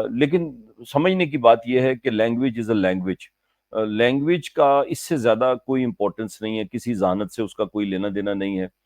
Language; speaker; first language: Urdu; non-native, local second language; Punjabi